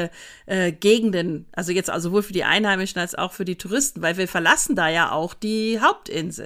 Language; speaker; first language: German; native; German